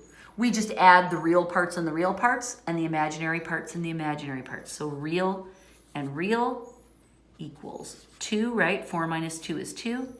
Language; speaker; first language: English; native; English